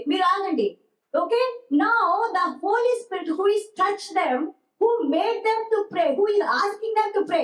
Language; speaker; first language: Telugu; native; Telugu